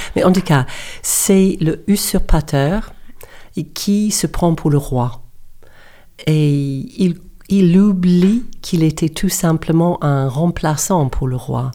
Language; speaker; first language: French; non-native, fluent; English